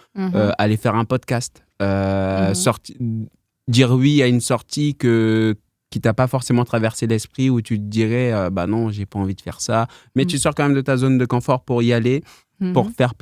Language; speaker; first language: French; native; French